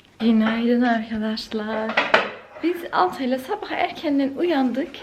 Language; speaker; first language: Turkish; early bilingual, heritage; Turkish